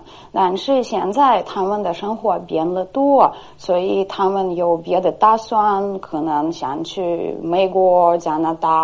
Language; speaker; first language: Chinese; non-native, fluent; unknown